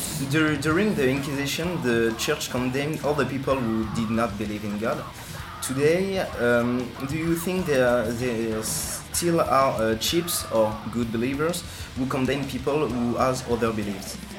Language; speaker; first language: English; non-native, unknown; French